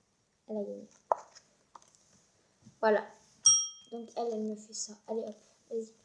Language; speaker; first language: French; native; French